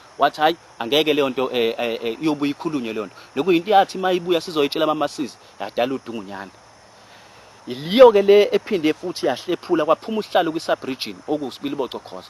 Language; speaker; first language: Zulu; native; Zulu